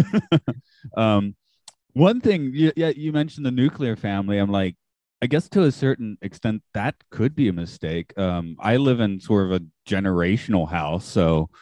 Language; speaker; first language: English; native; English